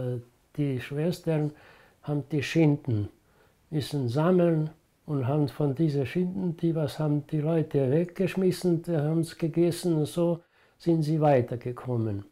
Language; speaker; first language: German; early bilingual, heritage; German